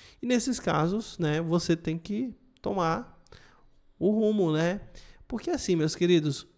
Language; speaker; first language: Portuguese; native; Portuguese